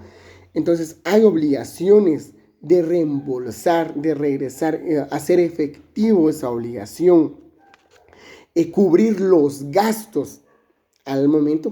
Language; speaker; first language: Spanish; native; Spanish